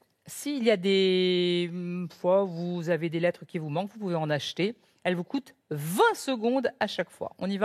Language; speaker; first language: French; native; French